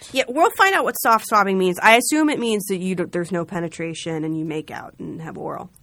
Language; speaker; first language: English; native; English